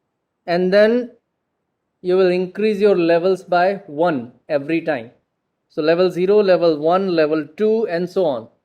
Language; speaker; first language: English; non-native, local second language; Gujarati